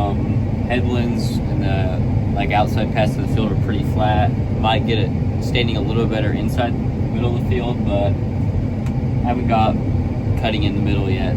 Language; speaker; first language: English; native; English